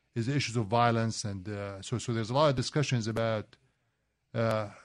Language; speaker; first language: English; non-native, fluent; Arabic